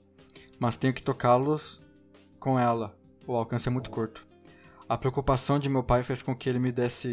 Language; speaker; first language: Portuguese; native; Portuguese